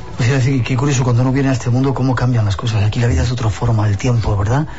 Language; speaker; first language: Spanish; native; Spanish